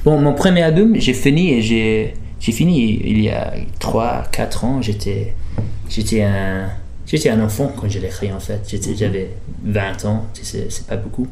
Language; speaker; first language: French; early bilingual, heritage; English